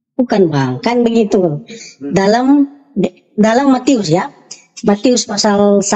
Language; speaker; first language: Indonesian; native; Indonesian